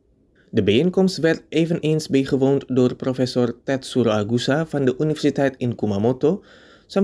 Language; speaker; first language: Dutch; non-native, fluent; Indonesian